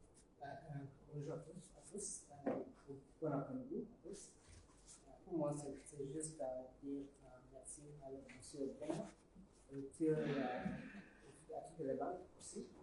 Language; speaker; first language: French; non-native, learner; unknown